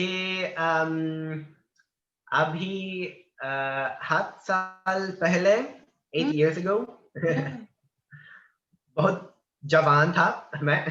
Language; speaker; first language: Hindi; non-native, learner; Italian